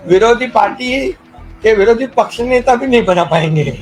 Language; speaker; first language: Hindi; non-native, local second language; Marathi